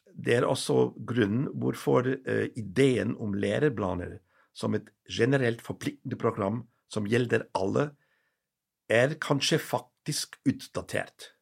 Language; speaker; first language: Norwegian; non-native, fluent; German